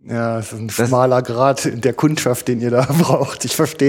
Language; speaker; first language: German; native; German